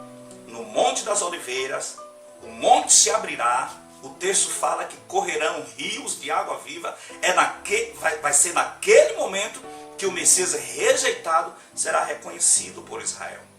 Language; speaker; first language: Portuguese; native; Portuguese